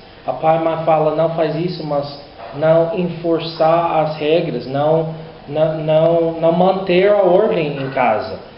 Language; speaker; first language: Portuguese; non-native, learner; English